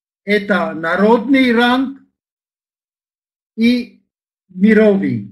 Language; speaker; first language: Polish; non-native, learner; Slovak